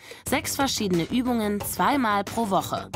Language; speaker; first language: German; native; German